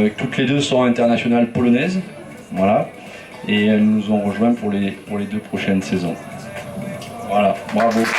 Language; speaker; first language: French; native; French